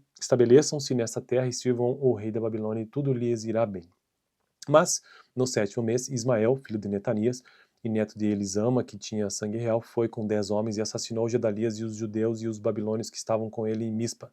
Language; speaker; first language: Portuguese; native; Portuguese